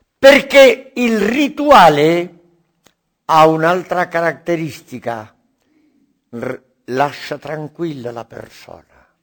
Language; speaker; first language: Italian; non-native, learner; Spanish